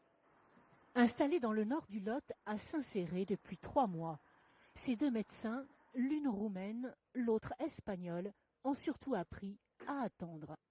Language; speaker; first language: French; native; French